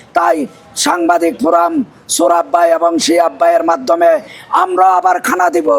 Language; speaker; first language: Bangla; native; Bangla